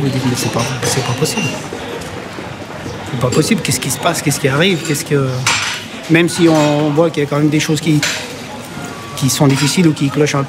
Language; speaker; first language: French; native; French